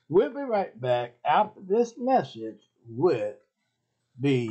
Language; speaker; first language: English; native; English